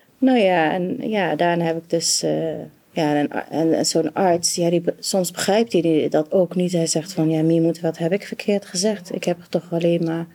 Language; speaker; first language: Dutch; non-native, fluent; Arabic